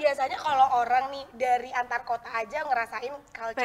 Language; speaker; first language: Indonesian; native; Indonesian